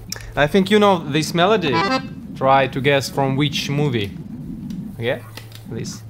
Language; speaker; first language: English; non-native, learner; Russian